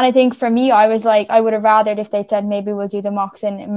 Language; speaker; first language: English; native; English